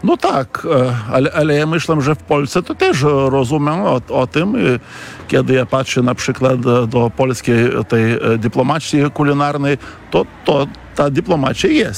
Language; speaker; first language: Polish; non-native, fluent; Lithuanian